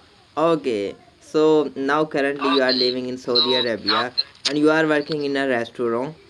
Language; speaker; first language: English; non-native, learner; Urdu